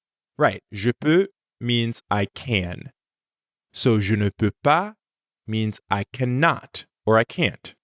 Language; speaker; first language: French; non-native, fluent; English